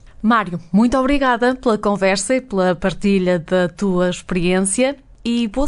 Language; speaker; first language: Portuguese; native; Portuguese